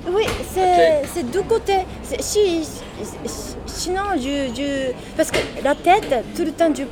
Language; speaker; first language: French; non-native, learner; Japanese